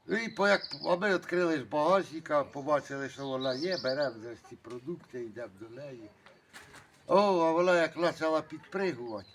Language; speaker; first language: Ukrainian; native; Ukrainian